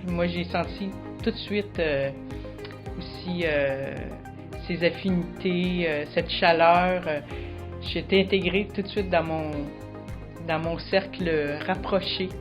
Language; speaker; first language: French; native; French